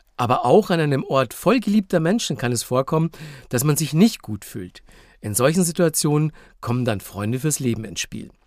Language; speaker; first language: German; native; German